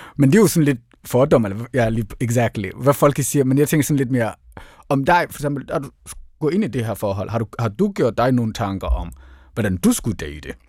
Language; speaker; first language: Danish; early bilingual, other home language; Somali